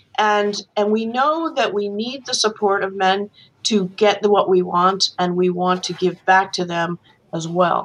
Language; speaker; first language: English; native; English